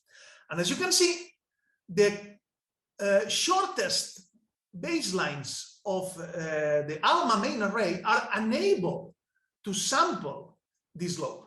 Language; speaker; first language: English; non-native, fluent; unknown